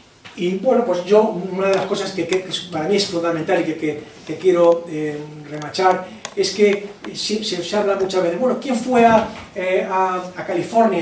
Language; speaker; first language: Spanish; native; Spanish